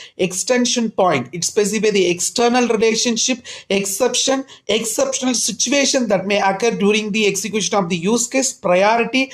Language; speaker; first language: English; non-native, local second language; Tamil